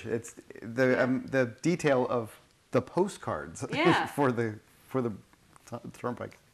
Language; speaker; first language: English; native; English